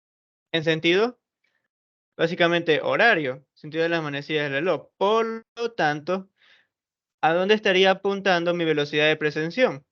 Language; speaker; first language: Spanish; native; Spanish